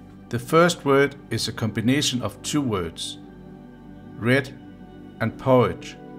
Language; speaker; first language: English; non-native, fluent; Danish